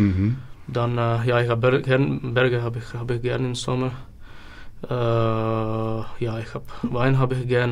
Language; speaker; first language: German; non-native, learner; Czech